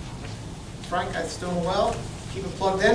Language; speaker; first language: English; native; English